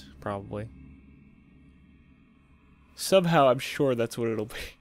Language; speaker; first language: English; native; English